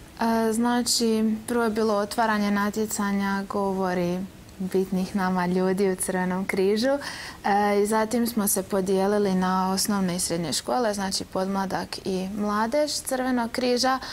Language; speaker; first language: Croatian; native; Croatian